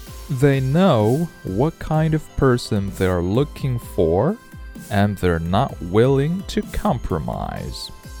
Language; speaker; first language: English; non-native, fluent; Chinese